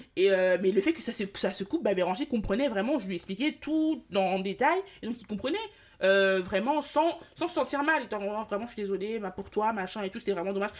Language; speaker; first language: French; early bilingual, other home language; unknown